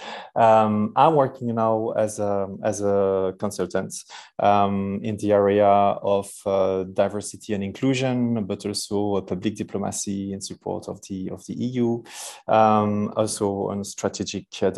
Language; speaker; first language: English; non-native, fluent; French